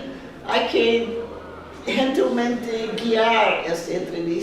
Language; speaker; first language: Spanish; non-native, fluent; English